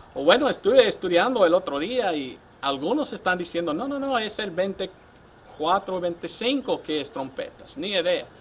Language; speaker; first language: Spanish; non-native, fluent; English